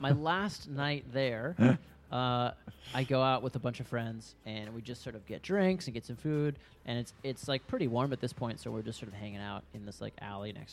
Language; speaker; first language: English; native; English